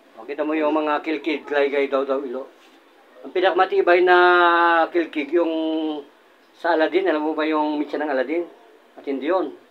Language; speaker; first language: Filipino; native; Filipino